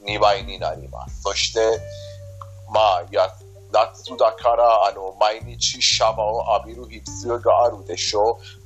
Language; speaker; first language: Japanese; non-native, fluent; Persian